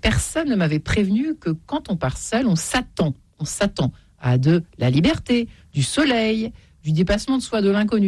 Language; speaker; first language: French; native; French